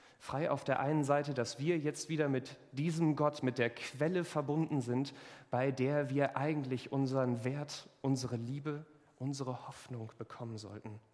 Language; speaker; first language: German; native; German